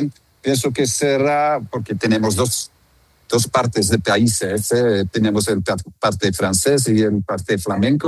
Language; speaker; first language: Spanish; non-native, fluent; Dutch